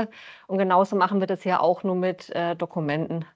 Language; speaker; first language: German; native; German